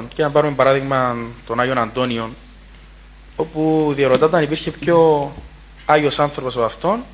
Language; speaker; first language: Greek; native; Greek